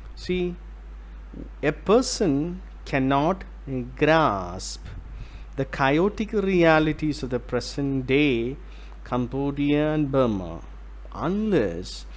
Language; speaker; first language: English; non-native, local second language; Malayalam